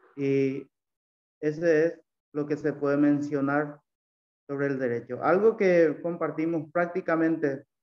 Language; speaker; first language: Spanish; native; Spanish